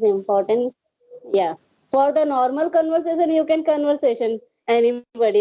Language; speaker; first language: English; non-native, learner; Hindi